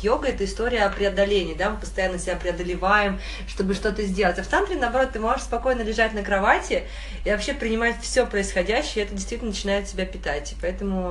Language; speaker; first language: Russian; native; Russian